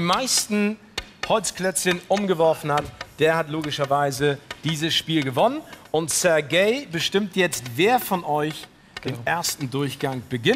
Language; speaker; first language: German; native; German